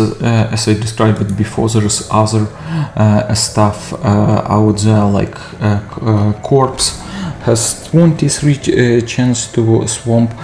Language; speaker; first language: English; non-native, fluent; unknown